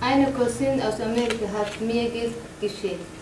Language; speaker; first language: German; non-native, learner; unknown